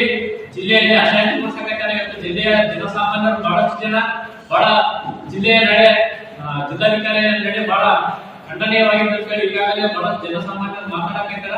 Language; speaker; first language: Kannada; native; Kannada